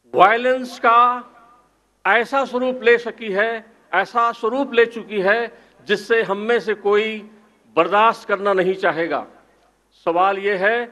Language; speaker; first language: Hindi; native; Hindi